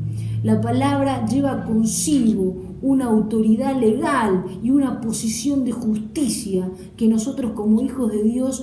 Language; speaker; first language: Spanish; native; Spanish